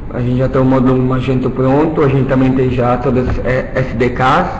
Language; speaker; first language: Portuguese; early bilingual, other home language; Italian